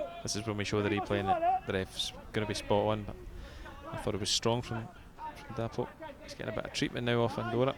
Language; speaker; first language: English; native; English